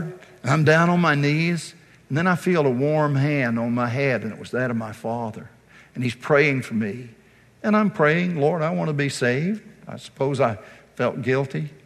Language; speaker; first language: English; native; English